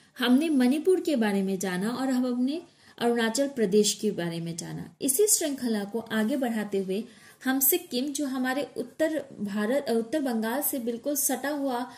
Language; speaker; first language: Hindi; native; Hindi